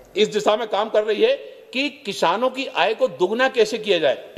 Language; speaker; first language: Hindi; native; Hindi